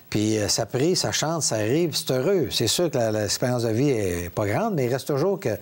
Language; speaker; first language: French; native; French